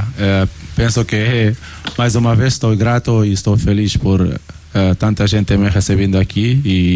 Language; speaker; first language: Spanish; non-native, learner; Portuguese